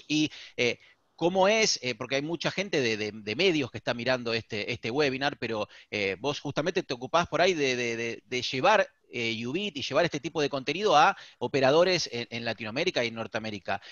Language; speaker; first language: Spanish; native; Spanish